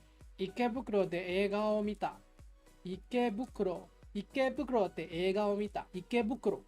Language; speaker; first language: Japanese; non-native, learner; English